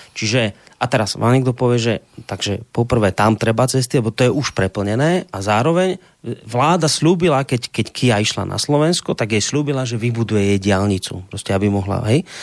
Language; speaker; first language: Slovak; native; Slovak